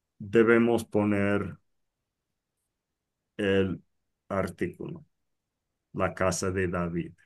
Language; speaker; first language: Spanish; non-native, fluent; English